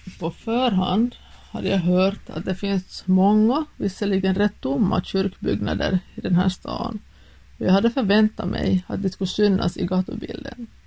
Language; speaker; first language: Swedish; native; Swedish